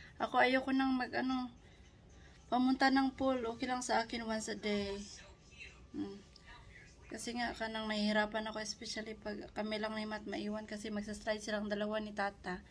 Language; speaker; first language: Filipino; native; Filipino